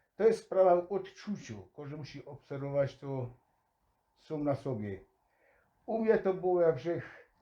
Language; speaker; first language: Polish; native; Polish